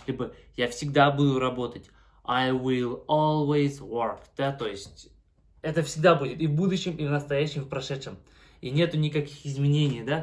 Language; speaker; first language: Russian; non-native, local second language; Kazakh